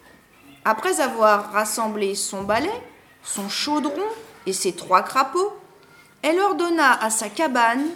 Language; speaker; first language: French; native; French